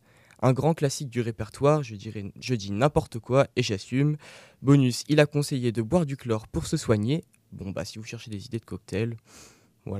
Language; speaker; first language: French; native; French